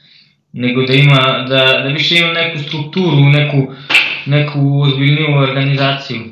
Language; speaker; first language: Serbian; early bilingual, heritage; Croatian